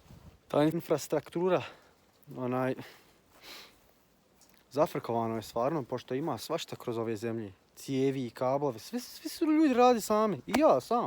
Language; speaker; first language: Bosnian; early bilingual, heritage; Croatian